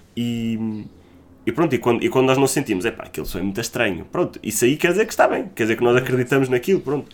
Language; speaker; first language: Portuguese; native; Portuguese